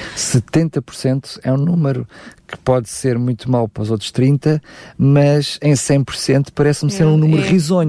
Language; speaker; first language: Portuguese; native; Portuguese